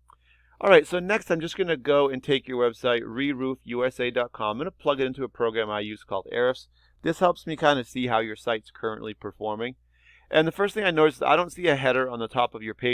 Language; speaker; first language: English; native; English